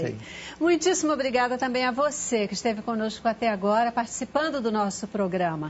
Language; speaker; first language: Portuguese; native; Portuguese